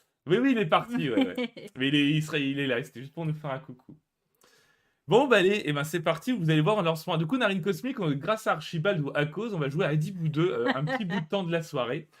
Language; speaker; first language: French; native; French